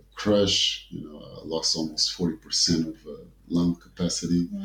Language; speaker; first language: English; early bilingual, other home language; Kabuverdianu